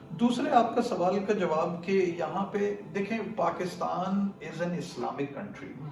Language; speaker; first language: Urdu; native; Urdu